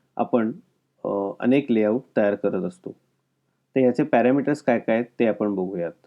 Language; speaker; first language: Marathi; native; Marathi